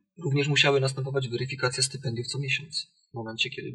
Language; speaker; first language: Polish; native; Polish